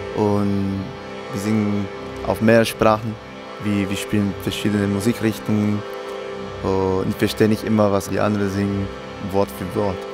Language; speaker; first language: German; non-native, fluent; French